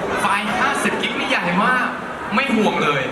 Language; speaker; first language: Thai; native; Thai